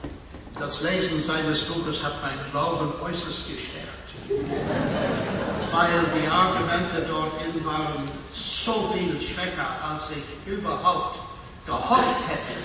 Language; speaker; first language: German; non-native, fluent; English